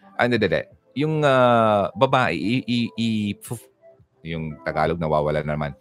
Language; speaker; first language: Filipino; non-native, local second language; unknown